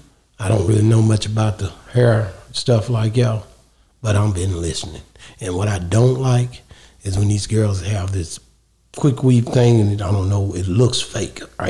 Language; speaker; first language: English; native; English